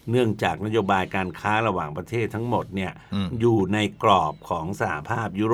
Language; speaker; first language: Thai; native; Thai